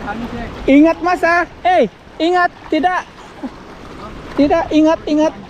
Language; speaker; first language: Indonesian; non-native, learner; Filipino